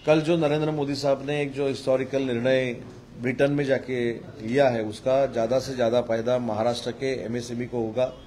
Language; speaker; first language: Hindi; non-native, local second language; Marathi